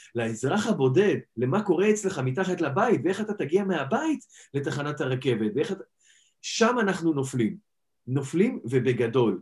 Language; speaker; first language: Hebrew; native; Hebrew